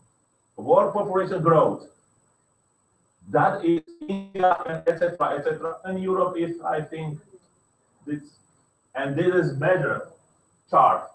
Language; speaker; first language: English; non-native, learner; Slovak